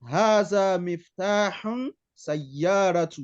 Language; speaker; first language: Arabic; non-native, learner; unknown